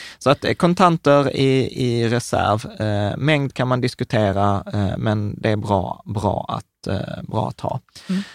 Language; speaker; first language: Swedish; early bilingual, other home language; Czech